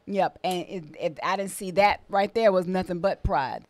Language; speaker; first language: English; native; English